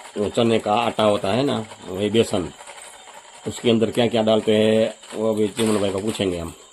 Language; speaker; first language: Hindi; non-native, local second language; Gujarati